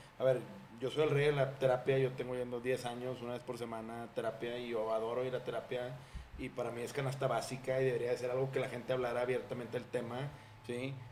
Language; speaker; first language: Spanish; native; Spanish